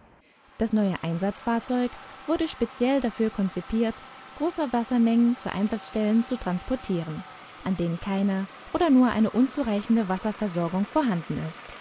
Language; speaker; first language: German; native; German